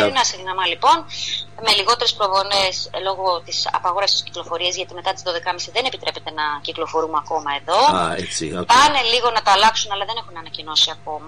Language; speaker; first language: Greek; native; Greek